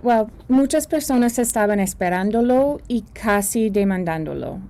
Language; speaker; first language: Spanish; early bilingual, heritage; Spanish